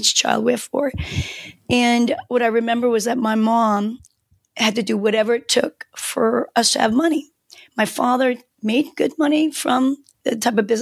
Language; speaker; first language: English; non-native, fluent; Korean